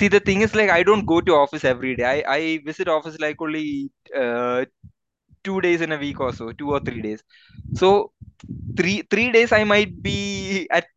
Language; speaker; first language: English; non-native, local second language; Malayalam